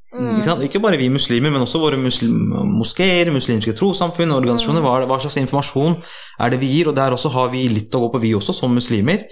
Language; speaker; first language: Norwegian; early bilingual, other home language; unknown